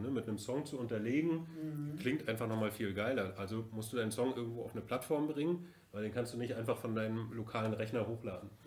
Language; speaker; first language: German; native; German